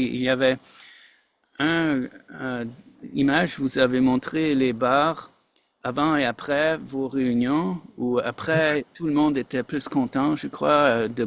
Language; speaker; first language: French; non-native, fluent; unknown